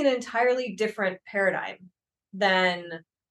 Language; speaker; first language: English; native; English